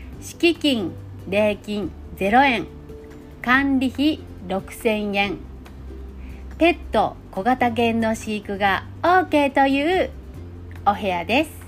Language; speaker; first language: Japanese; native; Japanese